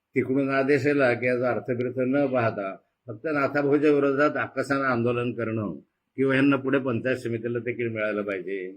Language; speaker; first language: Marathi; native; Marathi